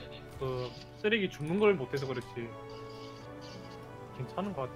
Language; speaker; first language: Korean; native; Korean